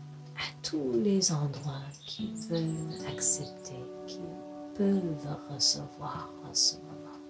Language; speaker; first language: French; non-native, fluent; English